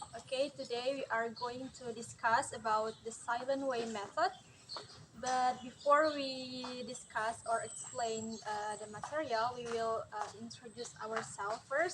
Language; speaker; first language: English; non-native, learner; Indonesian